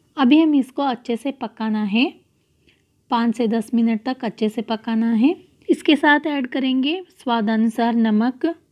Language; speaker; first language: Hindi; non-native, local second language; Kannada